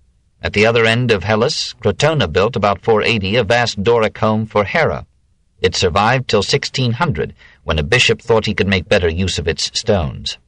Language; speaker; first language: English; native; English